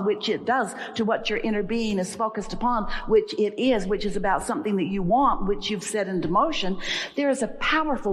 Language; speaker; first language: English; native; English